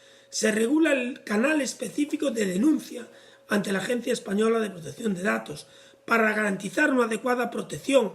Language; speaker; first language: Spanish; native; Spanish